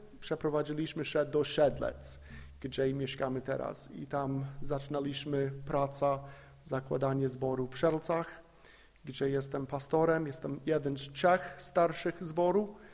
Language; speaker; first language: Polish; non-native, fluent; English